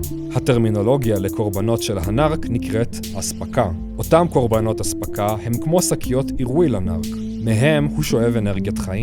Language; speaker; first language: Hebrew; native; Hebrew